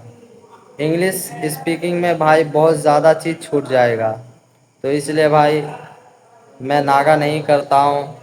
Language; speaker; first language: Hindi; native; Hindi